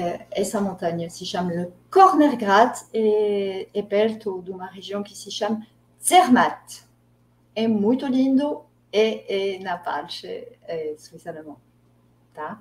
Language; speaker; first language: Portuguese; non-native, fluent; French